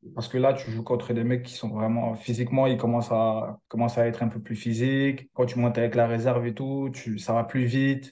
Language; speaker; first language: French; early bilingual, other home language; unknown